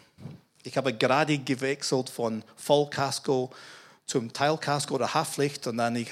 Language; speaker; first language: German; non-native, fluent; English